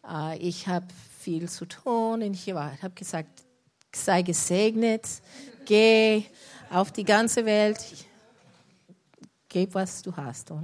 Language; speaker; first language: German; non-native, learner; English